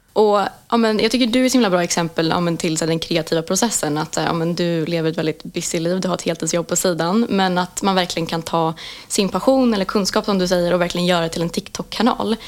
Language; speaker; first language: Swedish; native; Swedish